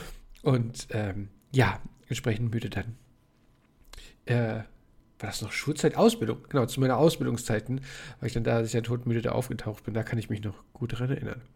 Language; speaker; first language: German; native; German